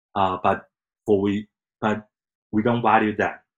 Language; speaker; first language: English; non-native, fluent; Chinese